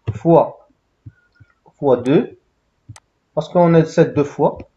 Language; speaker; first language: French; non-native, local second language; Arabic